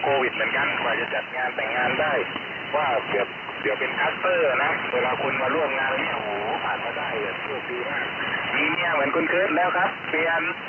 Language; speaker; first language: Thai; native; Thai